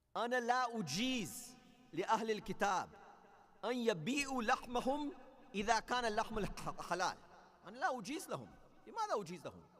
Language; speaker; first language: Arabic; non-native, fluent; English